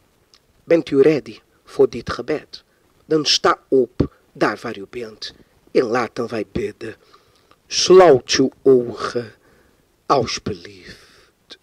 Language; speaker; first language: Dutch; non-native, fluent; Portuguese